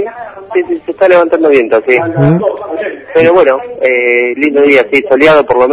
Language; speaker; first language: Spanish; native; Spanish